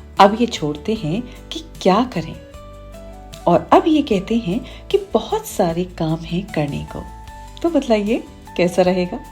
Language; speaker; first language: Hindi; native; Hindi